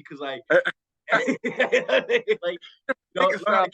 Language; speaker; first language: English; native; English